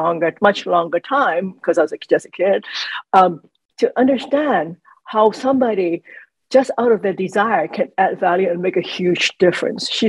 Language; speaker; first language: English; non-native, local second language; Cantonese